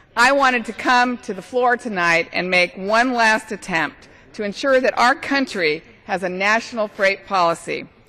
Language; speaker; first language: English; native; English